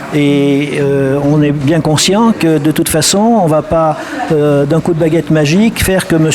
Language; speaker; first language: French; native; French